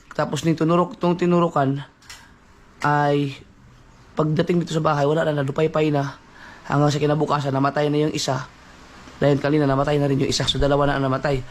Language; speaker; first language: Filipino; non-native, local second language; Cebuano